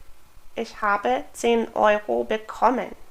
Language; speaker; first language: German; non-native, fluent; English